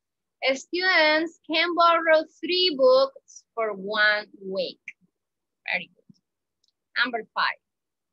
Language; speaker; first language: English; non-native, fluent; Spanish